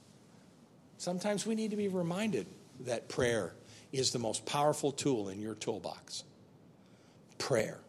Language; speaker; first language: English; native; English